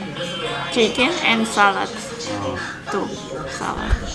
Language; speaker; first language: English; non-native, learner; Russian